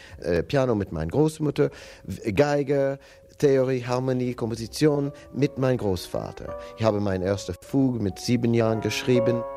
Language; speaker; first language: German; non-native, learner; English